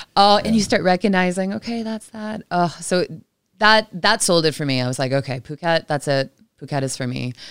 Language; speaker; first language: English; native; English